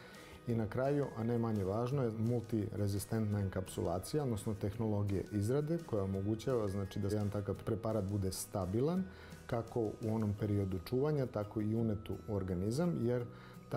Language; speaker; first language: Serbian; native; Serbian